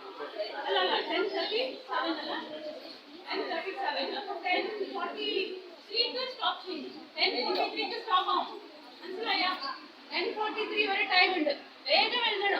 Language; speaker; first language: Malayalam; non-native, local second language; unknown